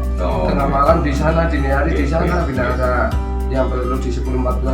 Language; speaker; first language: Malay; non-native, local second language; Javanese